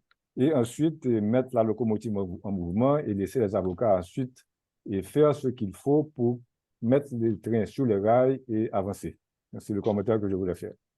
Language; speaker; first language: French; non-native, local second language; Haitian Creole